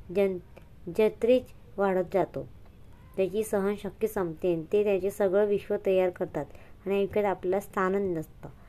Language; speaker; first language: Marathi; non-native, local second language; Hindi